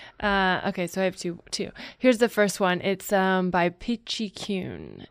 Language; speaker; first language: English; native; English